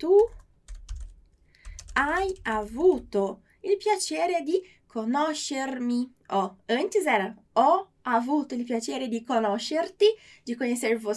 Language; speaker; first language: Italian; non-native, fluent; Portuguese